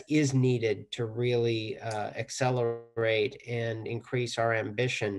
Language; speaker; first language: English; native; English